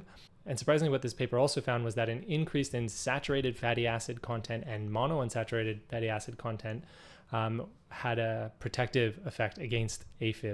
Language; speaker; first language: English; native; English